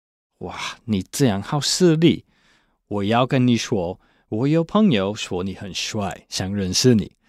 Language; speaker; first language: Chinese; non-native, fluent; English